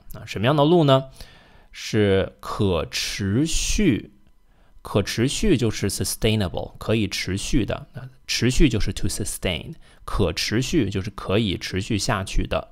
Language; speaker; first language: Chinese; non-native, fluent; English